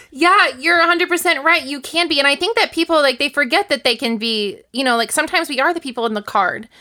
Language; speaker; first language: English; native; English